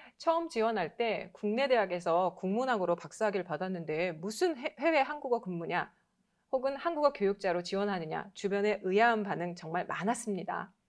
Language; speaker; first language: Korean; native; Korean